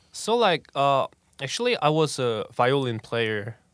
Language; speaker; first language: English; non-native, fluent; Korean